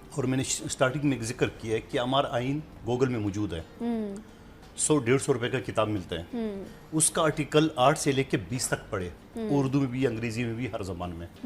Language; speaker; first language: Urdu; non-native, local second language; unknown